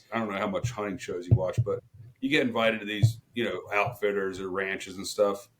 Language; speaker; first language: English; native; English